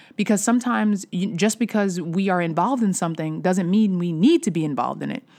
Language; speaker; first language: English; native; English